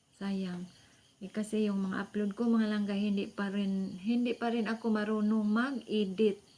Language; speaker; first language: Filipino; non-native, local second language; Cebuano